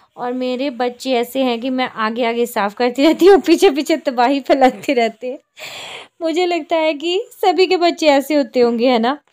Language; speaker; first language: Hindi; native; Hindi